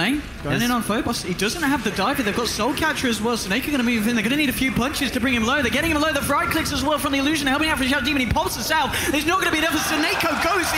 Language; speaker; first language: English; native; English